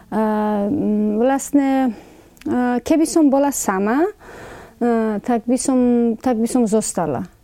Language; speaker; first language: Slovak; non-native, fluent; Persian